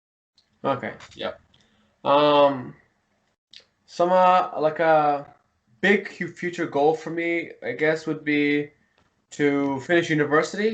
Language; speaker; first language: English; early bilingual, heritage; Mongolian